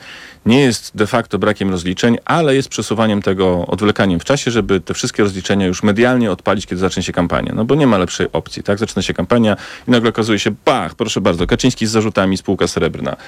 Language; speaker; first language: Polish; native; Polish